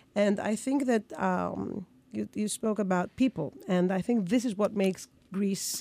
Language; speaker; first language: English; non-native, fluent; Greek